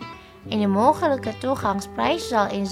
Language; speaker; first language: Dutch; non-native, fluent; Indonesian